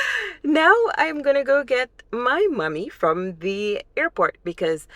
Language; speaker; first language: English; native; English